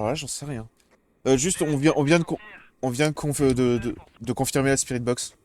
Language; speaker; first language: French; native; French